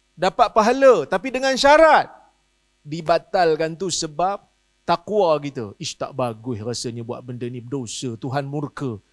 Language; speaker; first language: Malay; native; Malay